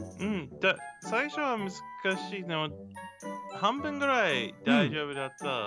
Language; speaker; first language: Japanese; non-native, learner; English